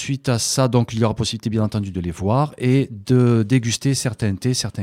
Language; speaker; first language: French; native; French